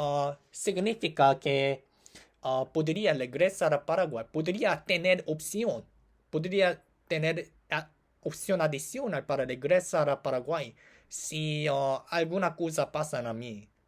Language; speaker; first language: Spanish; non-native, learner; Korean